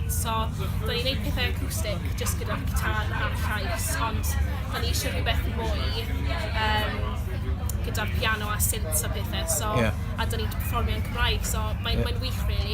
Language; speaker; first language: Welsh; non-native, local second language; English